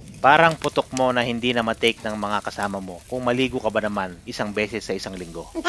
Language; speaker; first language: Filipino; non-native, local second language; Iloko